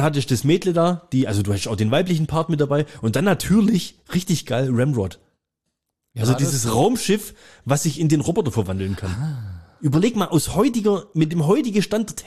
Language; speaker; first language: German; native; German